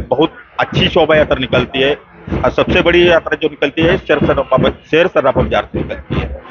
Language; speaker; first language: Hindi; non-native, local second language; Marathi